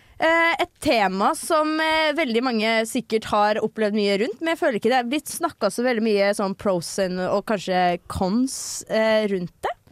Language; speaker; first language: Norwegian; native; Norwegian